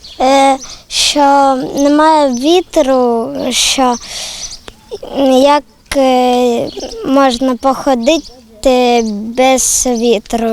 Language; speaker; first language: Ukrainian; non-native, local second language; Russian